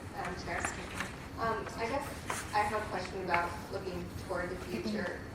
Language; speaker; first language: English; native; English